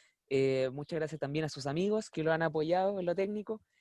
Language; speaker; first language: Spanish; native; Spanish